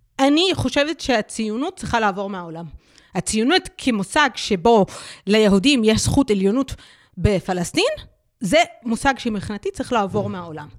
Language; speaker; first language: Hebrew; non-native, local second language; Arabic